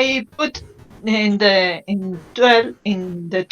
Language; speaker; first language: English; non-native, learner; Spanish